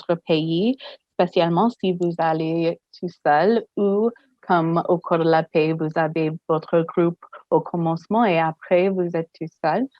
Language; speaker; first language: French; non-native, fluent; English